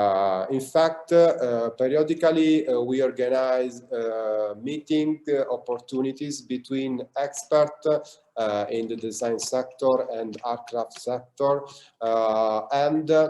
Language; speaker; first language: English; non-native, learner; Italian